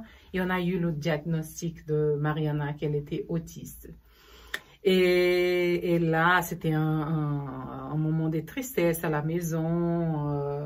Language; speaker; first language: French; non-native, fluent; Portuguese